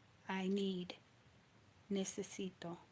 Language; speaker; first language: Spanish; non-native, learner; English